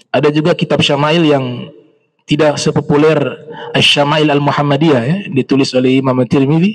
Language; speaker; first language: Indonesian; native; Indonesian